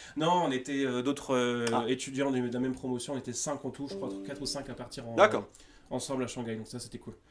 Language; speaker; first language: French; native; French